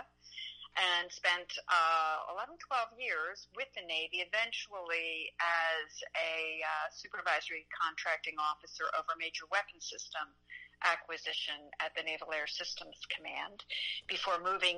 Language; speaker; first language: English; native; English